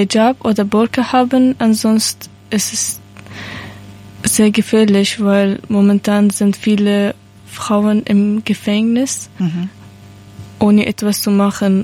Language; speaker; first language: German; non-native, learner; Persian